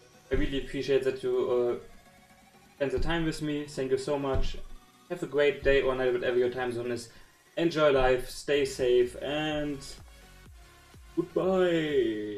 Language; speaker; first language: English; non-native, fluent; German